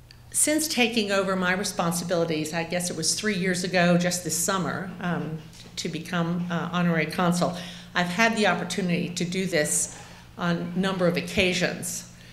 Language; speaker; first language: English; native; English